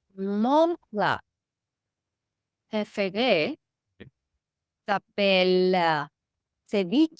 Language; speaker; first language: French; non-native, learner; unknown